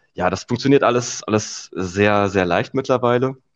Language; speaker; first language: German; native; German